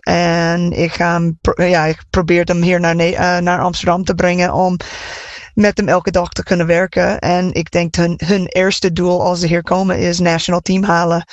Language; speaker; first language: Dutch; non-native, fluent; English